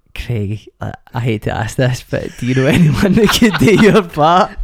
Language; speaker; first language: English; native; English